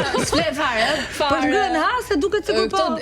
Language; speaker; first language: Albanian; native; Albanian